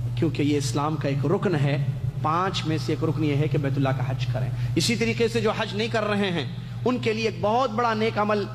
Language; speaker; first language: Urdu; native; Urdu